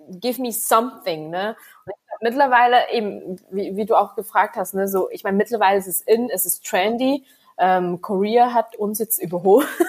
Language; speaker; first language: German; early bilingual, other home language; Vietnamese